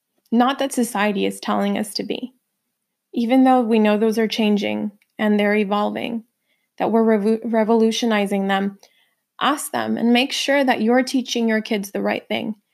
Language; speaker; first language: English; early bilingual, other home language; Spanish